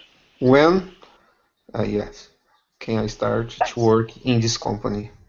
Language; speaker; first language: English; non-native, learner; Portuguese